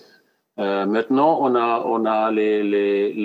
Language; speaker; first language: French; non-native, fluent; German